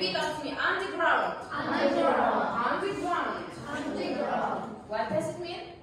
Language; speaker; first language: English; non-native, learner; Kazakh